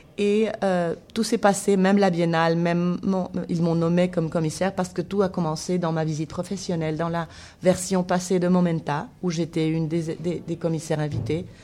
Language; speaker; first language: French; non-native, fluent; Spanish